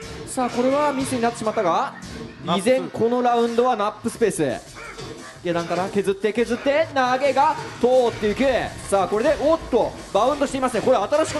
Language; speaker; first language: Japanese; native; Japanese